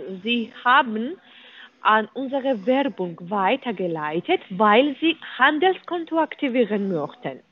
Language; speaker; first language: German; non-native, learner; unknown